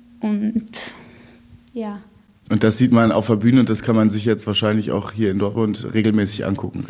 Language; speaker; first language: German; native; German